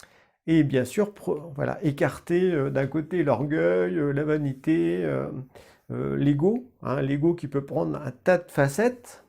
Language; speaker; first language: French; native; French